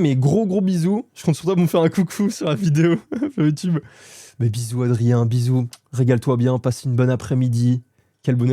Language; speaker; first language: French; native; French